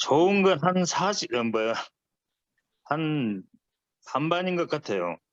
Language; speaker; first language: Korean; native; Korean